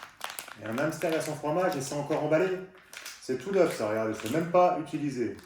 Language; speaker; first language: French; native; French